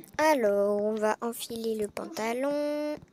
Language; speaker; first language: French; native; French